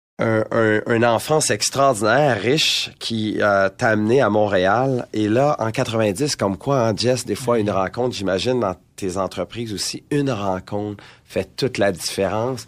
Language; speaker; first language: French; native; French